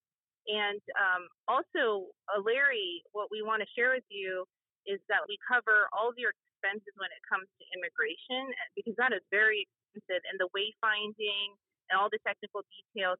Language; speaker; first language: English; native; English